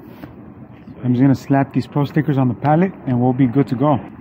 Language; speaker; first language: English; early bilingual, other home language; Spanish